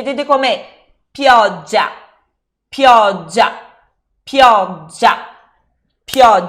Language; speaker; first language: Italian; non-native, fluent; Portuguese